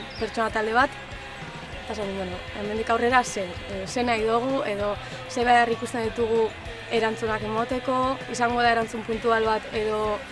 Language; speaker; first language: Basque; native; Basque